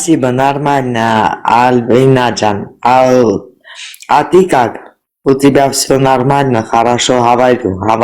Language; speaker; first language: Russian; non-native, local second language; Armenian